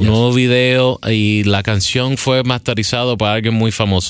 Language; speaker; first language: Spanish; early bilingual, other home language; English